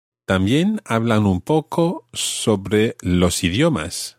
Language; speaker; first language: Spanish; non-native, fluent; English